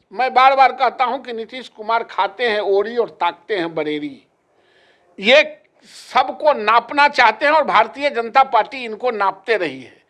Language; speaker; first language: Hindi; native; Hindi